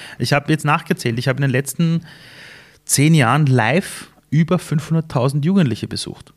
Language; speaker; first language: German; early bilingual, other home language; Persian